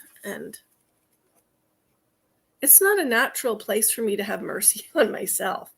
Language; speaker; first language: English; native; English